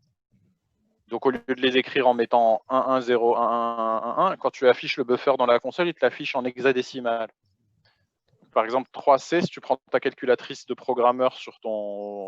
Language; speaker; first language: French; native; French